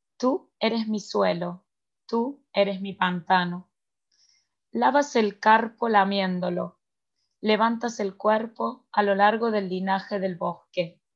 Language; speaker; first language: Spanish; native; Spanish